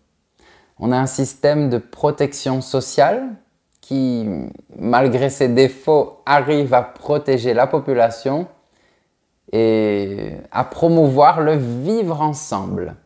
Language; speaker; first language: French; native; French